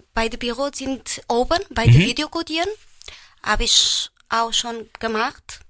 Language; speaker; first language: German; non-native, fluent; Portuguese